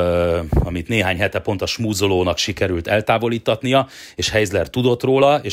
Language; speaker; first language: Hungarian; native; Hungarian